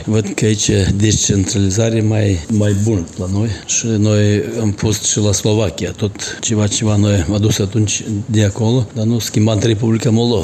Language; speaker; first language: Romanian; non-native, local second language; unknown